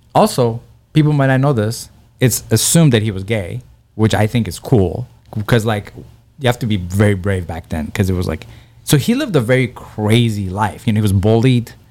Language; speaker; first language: English; early bilingual, other home language; Persian